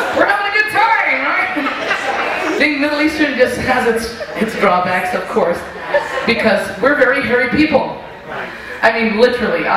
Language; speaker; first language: English; native; English